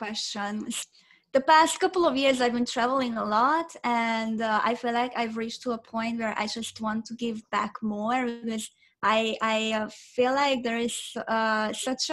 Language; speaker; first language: English; non-native, fluent; Hungarian